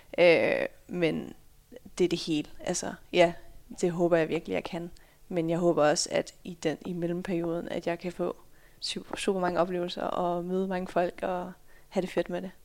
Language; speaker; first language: Danish; early bilingual, other home language; Dutch